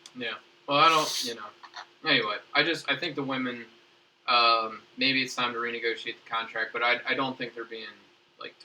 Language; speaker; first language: English; native; English